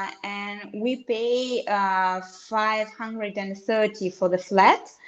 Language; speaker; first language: English; non-native, fluent; Russian